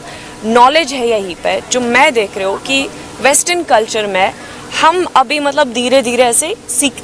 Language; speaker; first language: Hindi; non-native, fluent; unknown